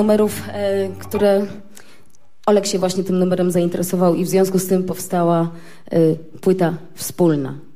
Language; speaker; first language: Polish; native; Polish